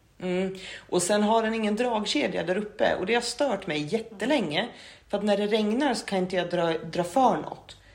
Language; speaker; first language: Swedish; native; Swedish